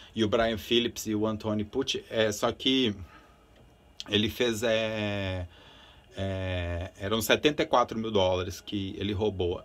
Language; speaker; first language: Portuguese; early bilingual, other home language; Spanish